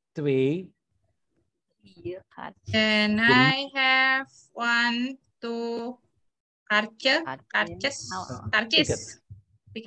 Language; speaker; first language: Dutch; non-native, learner; Indonesian